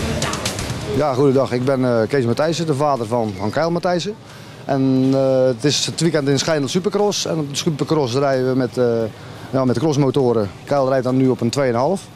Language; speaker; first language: Dutch; native; Dutch